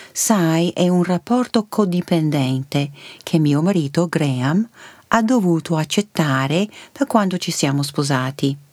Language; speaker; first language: Italian; early bilingual, heritage; Italian